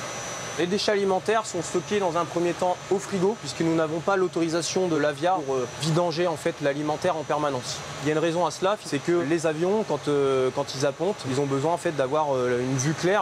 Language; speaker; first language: French; native; French